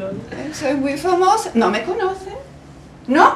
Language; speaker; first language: Spanish; non-native, fluent; Bulgarian